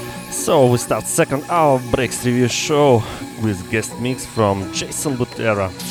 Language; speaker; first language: English; non-native, fluent; Russian